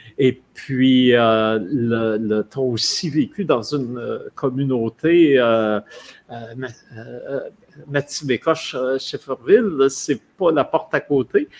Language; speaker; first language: French; native; French